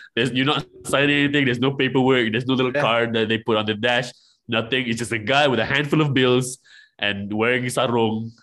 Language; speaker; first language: English; non-native, local second language; Malay